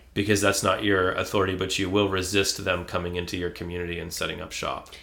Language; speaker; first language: English; native; English